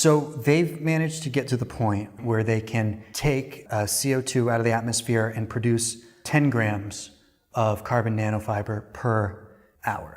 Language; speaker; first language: English; native; English